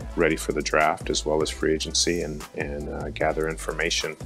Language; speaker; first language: English; native; English